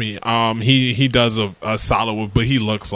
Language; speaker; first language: English; native; English